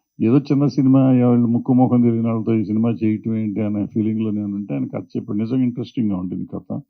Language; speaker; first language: Telugu; native; Telugu